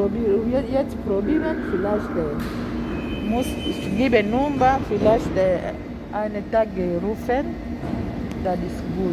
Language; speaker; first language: German; non-native, learner; Lingala